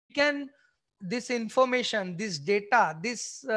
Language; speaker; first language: English; non-native, local second language; Marathi